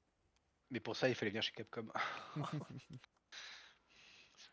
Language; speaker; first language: French; native; French